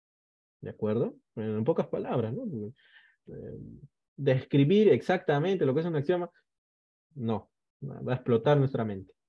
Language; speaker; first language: Spanish; native; Spanish